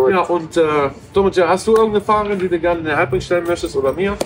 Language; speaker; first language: German; native; German